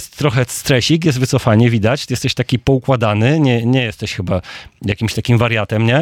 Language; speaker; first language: Polish; native; Polish